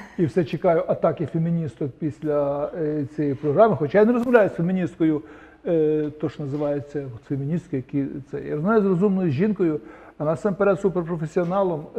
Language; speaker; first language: Ukrainian; native; Ukrainian